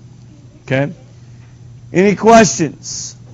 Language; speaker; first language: English; native; English